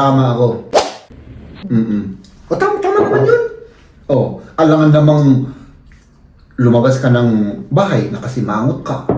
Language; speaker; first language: Filipino; non-native, fluent; German